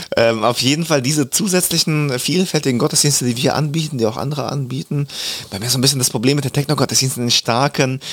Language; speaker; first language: German; early bilingual, other home language; Russian